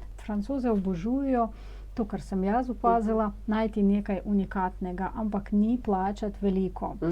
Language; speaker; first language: Slovenian; non-native, fluent; Ukrainian